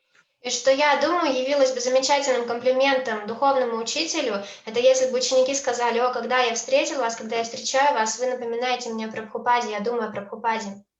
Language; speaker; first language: Russian; native; Russian